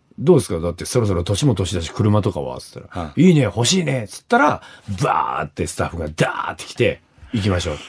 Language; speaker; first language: Japanese; native; Japanese